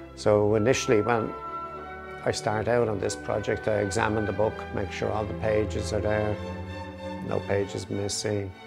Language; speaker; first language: English; native; English